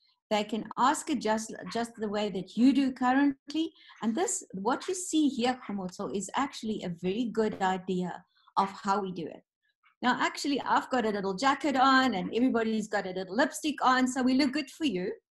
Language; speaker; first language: English; non-native, local second language; Afrikaans